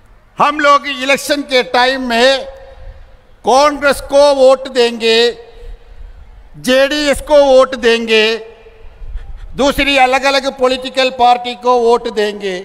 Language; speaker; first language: Hindi; non-native, local second language; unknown